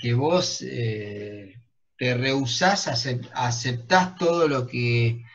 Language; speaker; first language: Spanish; native; Spanish